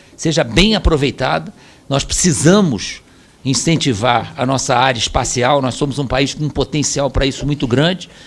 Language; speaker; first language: Portuguese; native; Portuguese